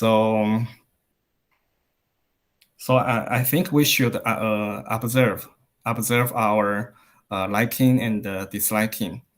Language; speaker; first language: English; non-native, learner; Chinese